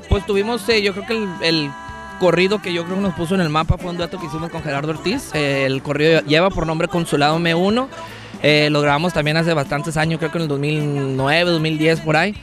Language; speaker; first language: Spanish; native; Spanish